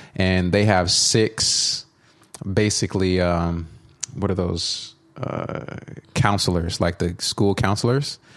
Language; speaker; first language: English; native; English